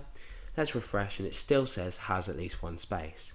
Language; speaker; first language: English; native; English